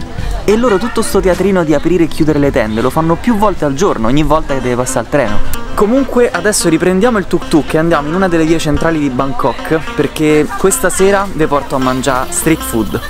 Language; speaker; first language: Italian; native; Italian